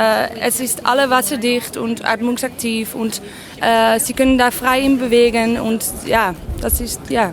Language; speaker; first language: German; non-native, learner; Dutch